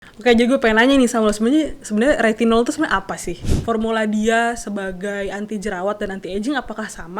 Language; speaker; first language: Indonesian; native; Indonesian